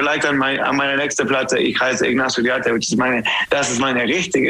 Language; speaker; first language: German; non-native, fluent; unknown